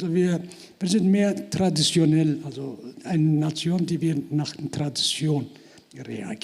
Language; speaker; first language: German; non-native, fluent; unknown